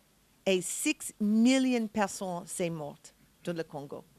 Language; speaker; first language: French; non-native, learner; English